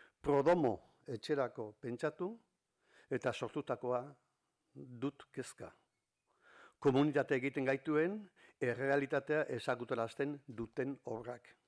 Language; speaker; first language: Basque; native; Basque